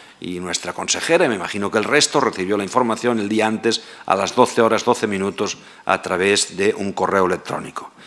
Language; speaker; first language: Spanish; non-native, local second language; Catalan